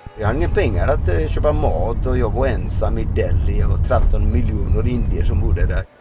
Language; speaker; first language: Swedish; non-native, fluent; Odia